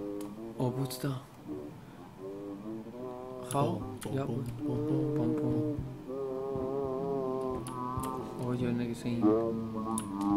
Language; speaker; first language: Chinese; non-native, fluent; English